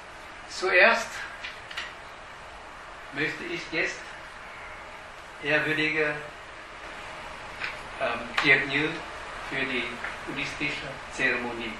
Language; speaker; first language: German; non-native, fluent; Vietnamese